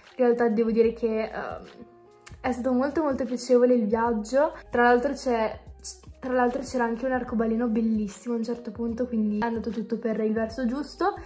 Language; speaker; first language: Italian; native; Italian